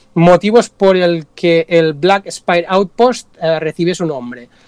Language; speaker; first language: Spanish; non-native, local second language; Catalan